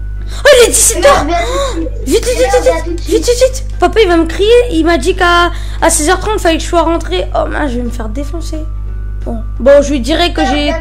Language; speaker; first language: French; native; French